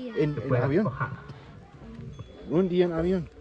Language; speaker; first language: Spanish; non-native, learner; German